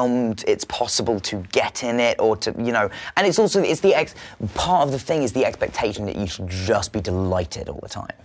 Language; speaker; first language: English; native; English